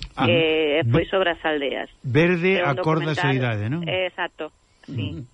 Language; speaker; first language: Galician; native; Galician